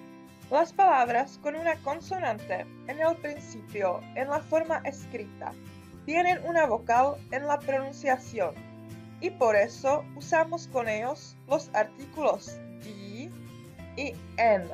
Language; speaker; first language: Spanish; non-native, fluent; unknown